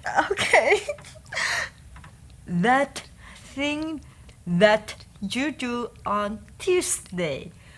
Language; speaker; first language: English; non-native, learner; Vietnamese